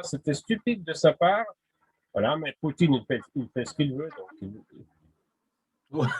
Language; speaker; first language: French; non-native, fluent; Russian